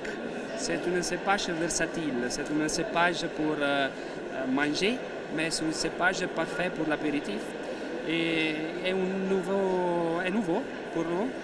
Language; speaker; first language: French; non-native, learner; Italian